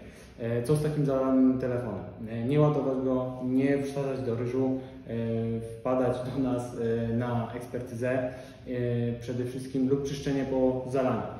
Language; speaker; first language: Polish; native; Polish